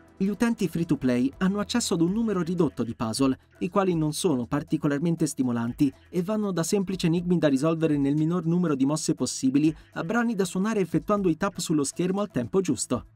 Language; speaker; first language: Italian; native; Italian